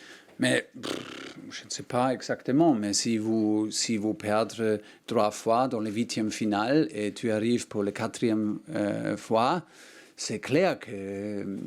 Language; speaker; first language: French; non-native, learner; German